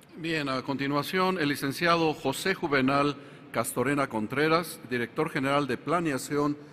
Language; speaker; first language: Spanish; native; Spanish